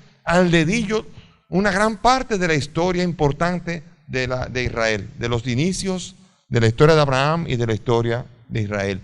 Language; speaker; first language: Spanish; native; Spanish